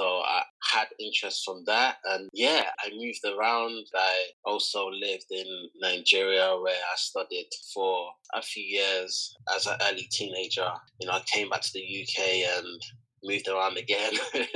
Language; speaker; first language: English; native; English